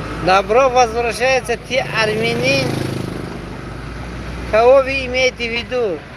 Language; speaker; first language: Russian; non-native, learner; Tajik